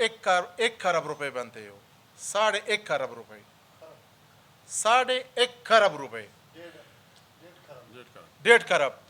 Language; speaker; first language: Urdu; early bilingual, other home language; Pashto